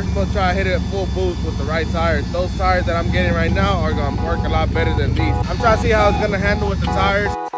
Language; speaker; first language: English; early bilingual, other home language; Spanish